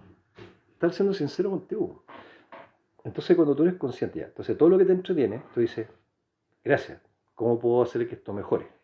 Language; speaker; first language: Spanish; native; Spanish